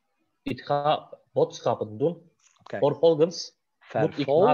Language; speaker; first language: Dutch; non-native, learner; Turkish